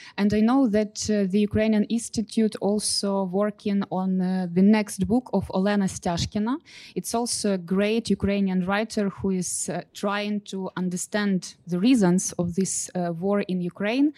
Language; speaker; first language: English; non-native, fluent; Ukrainian